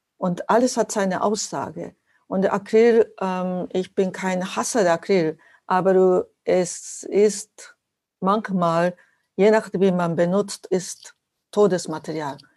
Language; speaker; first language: German; non-native, fluent; Japanese